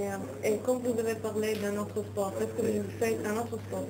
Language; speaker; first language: French; non-native, fluent; Russian